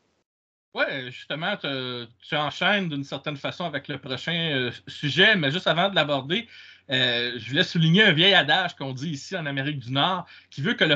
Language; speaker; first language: French; native; French